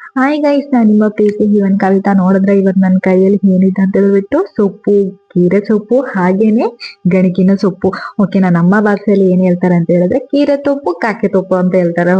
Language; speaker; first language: Kannada; non-native, local second language; Kodava